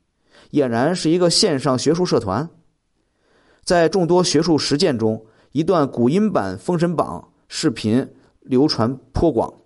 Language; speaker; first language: Chinese; native; Chinese